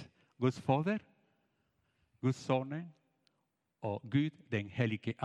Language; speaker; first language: Swedish; non-native, fluent; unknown